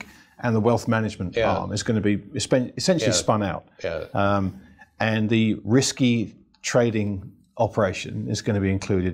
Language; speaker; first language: English; native; English